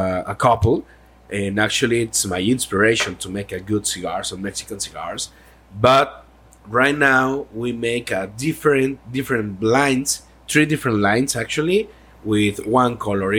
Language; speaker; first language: English; non-native, learner; Spanish